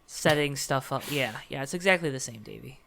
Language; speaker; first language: English; native; English